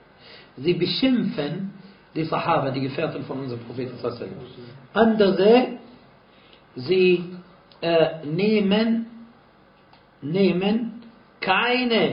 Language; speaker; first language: German; non-native, fluent; Arabic